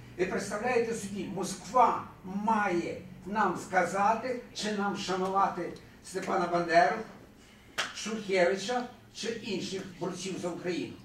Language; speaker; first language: Ukrainian; early bilingual, heritage; Ukrainian